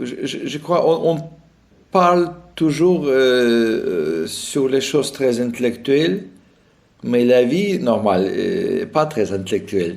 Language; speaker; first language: French; non-native, fluent; Russian